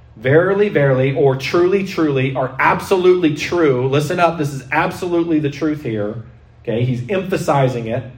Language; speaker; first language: English; native; English